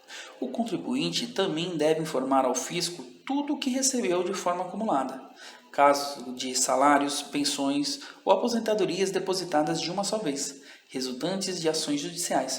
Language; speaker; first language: Portuguese; native; Portuguese